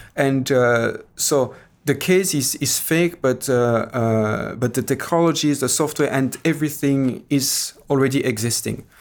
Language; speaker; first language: English; non-native, fluent; French